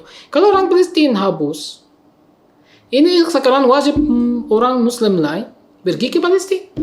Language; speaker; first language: Indonesian; non-native, learner; Arabic